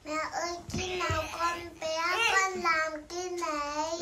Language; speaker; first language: Vietnamese; early bilingual, heritage; Vietnamese